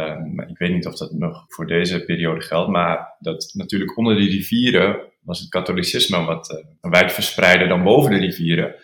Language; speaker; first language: Dutch; native; Dutch